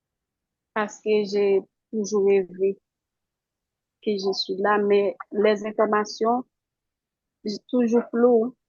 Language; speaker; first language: French; non-native, local second language; Haitian Creole